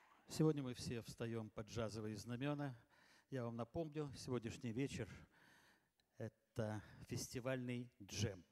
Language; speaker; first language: Russian; native; Russian